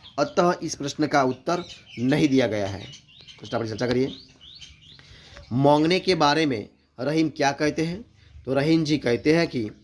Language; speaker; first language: Hindi; non-native, local second language; Gujarati